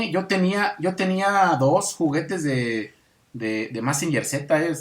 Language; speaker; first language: Spanish; native; Spanish